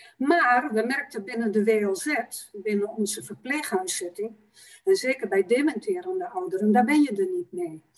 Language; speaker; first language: Dutch; native; Dutch